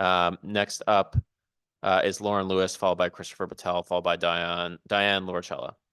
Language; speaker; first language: English; native; English